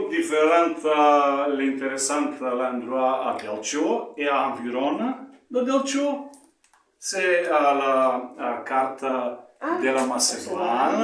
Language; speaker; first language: French; non-native, learner; Macedonian